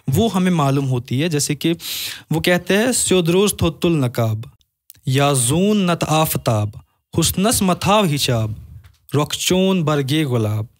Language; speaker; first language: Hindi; non-native, local second language; Kashmiri